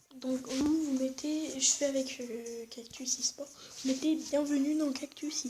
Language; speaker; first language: French; native; French